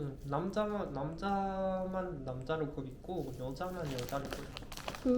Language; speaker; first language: Korean; non-native, learner; French